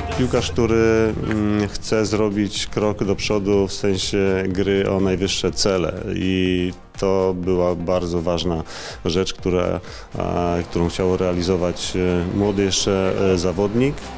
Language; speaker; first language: Polish; native; Polish